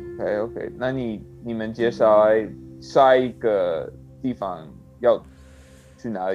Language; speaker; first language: Chinese; non-native, learner; English